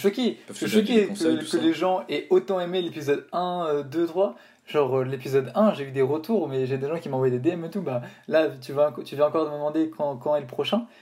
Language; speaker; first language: French; native; French